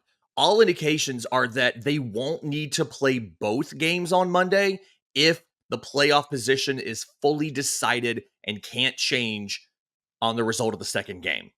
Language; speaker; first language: English; native; English